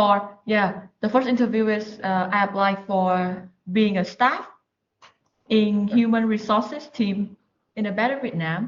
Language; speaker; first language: English; non-native, learner; Vietnamese